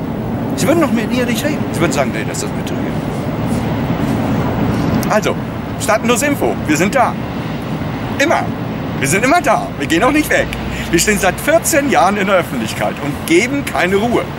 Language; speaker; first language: German; native; German